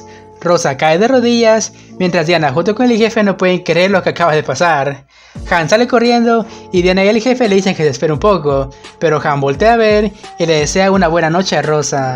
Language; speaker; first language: Spanish; native; Spanish